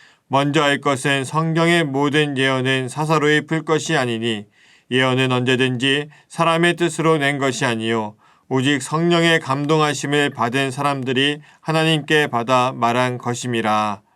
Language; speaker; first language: Korean; native; Korean